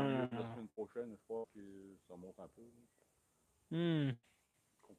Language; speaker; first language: French; native; French